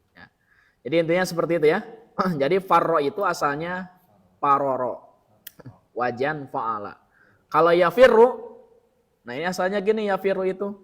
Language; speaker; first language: Indonesian; non-native, local second language; Sundanese